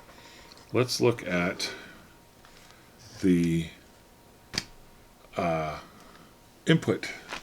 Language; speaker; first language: English; native; English